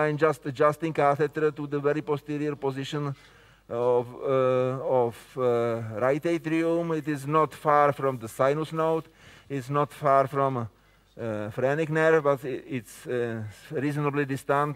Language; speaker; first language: English; non-native, fluent; Czech